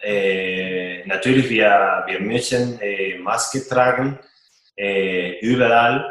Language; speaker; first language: German; non-native, fluent; Spanish